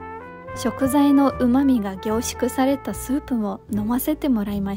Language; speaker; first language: Japanese; non-native, fluent; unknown